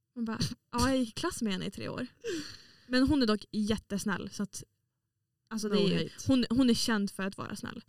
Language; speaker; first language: Swedish; native; Swedish